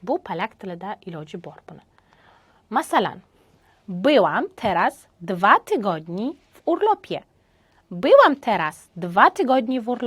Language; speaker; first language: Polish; non-native, fluent; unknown